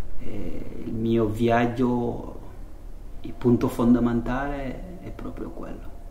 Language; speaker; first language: Italian; non-native, learner; Fula